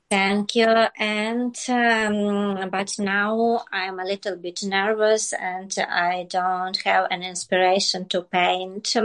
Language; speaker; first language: English; non-native, learner; Ukrainian